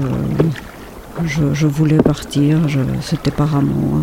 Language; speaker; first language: French; non-native, fluent; Spanish